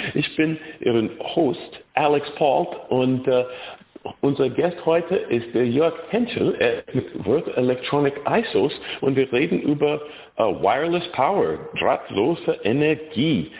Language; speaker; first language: German; non-native, fluent; English